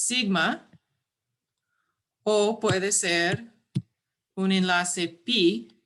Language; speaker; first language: Spanish; early bilingual, heritage; English